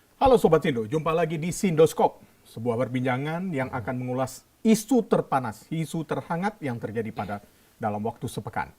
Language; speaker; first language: Indonesian; native; Indonesian